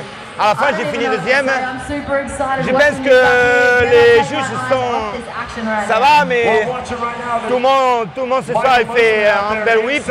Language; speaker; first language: French; non-native, learner; Spanish